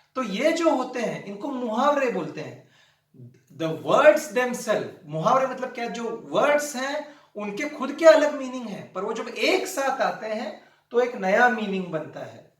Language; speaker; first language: Hindi; non-native, local second language; Marathi